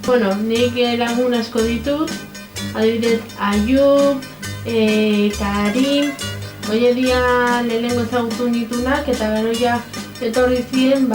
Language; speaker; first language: Basque; non-native, local second language; Spanish